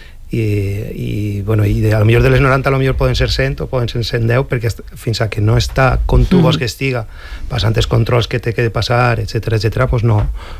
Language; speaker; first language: Catalan; native; Catalan